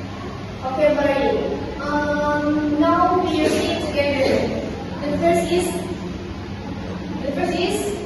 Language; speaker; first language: English; non-native, learner; Indonesian